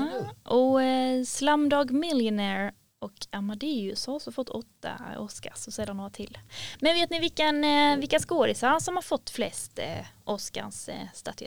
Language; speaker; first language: Swedish; native; Swedish